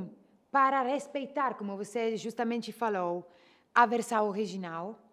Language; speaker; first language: Portuguese; non-native, learner; Italian